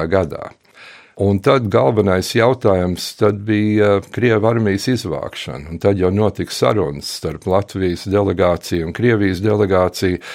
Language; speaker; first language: Latvian; early bilingual, heritage; Latvian